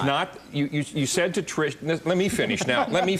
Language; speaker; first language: English; native; English